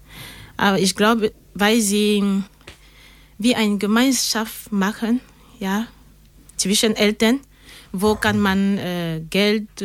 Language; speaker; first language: German; non-native, learner; French